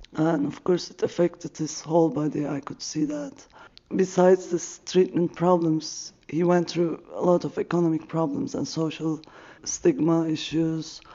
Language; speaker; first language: English; non-native, fluent; Turkish